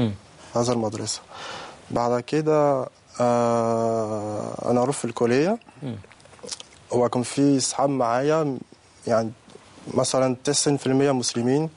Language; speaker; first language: Arabic; non-native, learner; French